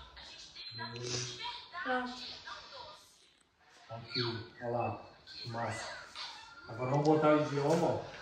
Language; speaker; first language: Portuguese; native; Portuguese